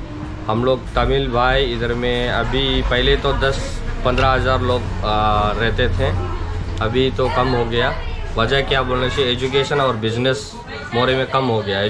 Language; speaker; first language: Hindi; non-native, local second language; Tamil